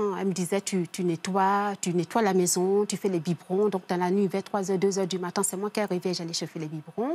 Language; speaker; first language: French; early bilingual, other home language; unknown